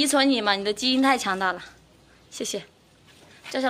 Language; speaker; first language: Chinese; native; Chinese